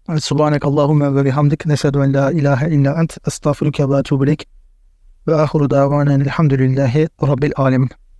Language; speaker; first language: Turkish; native; Turkish